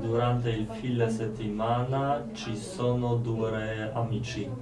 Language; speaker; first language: Italian; non-native, learner; Polish